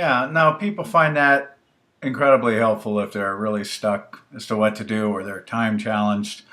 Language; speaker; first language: English; native; English